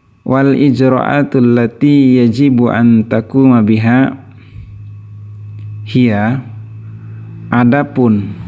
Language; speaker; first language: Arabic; non-native, fluent; Indonesian